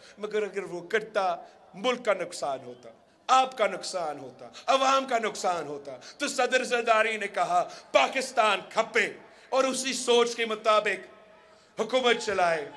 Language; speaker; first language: Urdu; early bilingual, heritage; Urdu